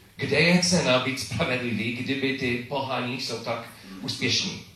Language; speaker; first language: Czech; non-native, learner; English